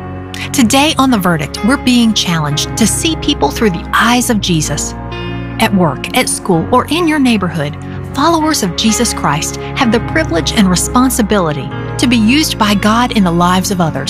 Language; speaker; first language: English; native; English